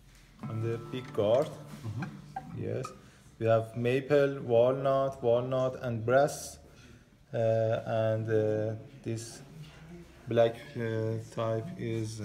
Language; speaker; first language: English; non-native, learner; Persian